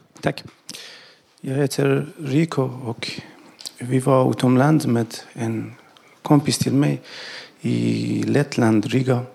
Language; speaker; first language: Swedish; non-native, learner; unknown